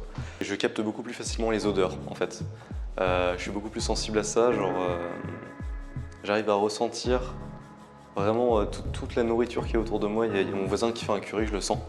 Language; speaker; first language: French; native; French